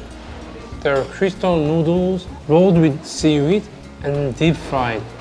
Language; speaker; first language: English; non-native, fluent; Korean